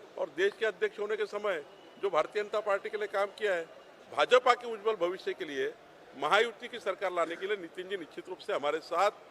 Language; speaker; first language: Hindi; non-native, local second language; Marathi